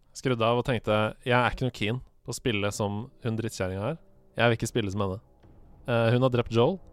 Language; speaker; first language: Norwegian; native; Norwegian